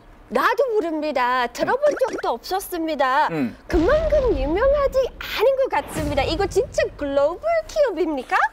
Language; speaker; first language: Korean; non-native, learner; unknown